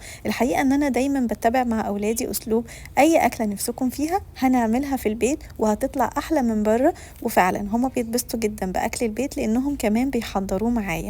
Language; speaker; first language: Arabic; native; Arabic